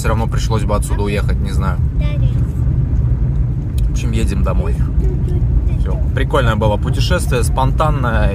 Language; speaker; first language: Russian; native; Russian